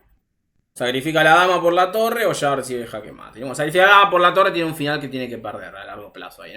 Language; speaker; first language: Spanish; native; Spanish